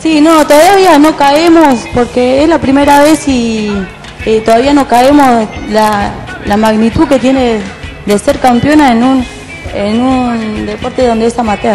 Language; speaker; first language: Spanish; native; Spanish